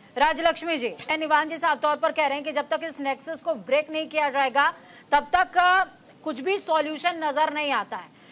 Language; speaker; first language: Hindi; native; Hindi